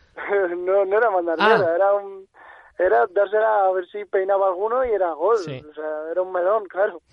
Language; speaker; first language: Spanish; native; Spanish